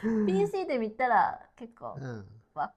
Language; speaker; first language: Japanese; non-native, fluent; Cantonese